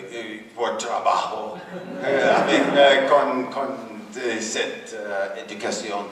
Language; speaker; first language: Spanish; non-native, learner; English